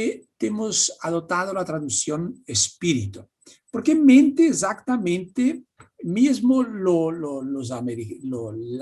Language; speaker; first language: Spanish; non-native, fluent; Portuguese